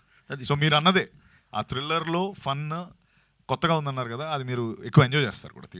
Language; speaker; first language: Telugu; native; Telugu